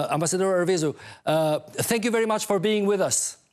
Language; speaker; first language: English; non-native, fluent; Albanian